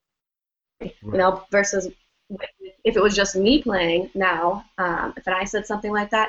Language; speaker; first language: English; native; English